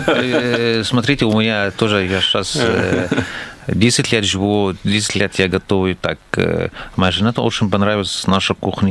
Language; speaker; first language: Russian; non-native, learner; Arabic